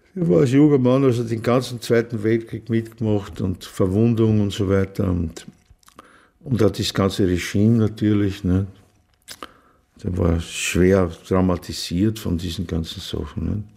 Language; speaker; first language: German; native; German